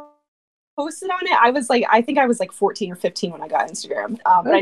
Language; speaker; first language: English; native; English